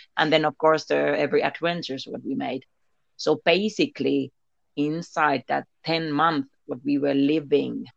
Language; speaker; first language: English; non-native, learner; Finnish